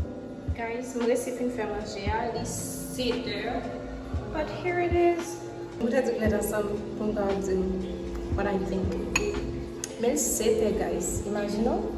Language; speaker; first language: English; non-native, learner; Haitian Creole